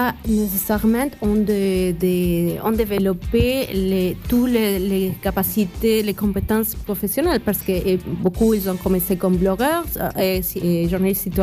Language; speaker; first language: French; non-native, fluent; Spanish